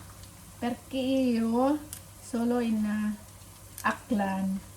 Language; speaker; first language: Italian; non-native, learner; Filipino